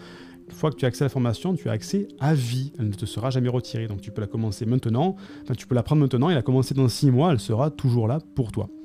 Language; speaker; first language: French; native; French